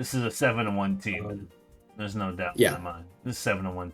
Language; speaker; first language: English; native; English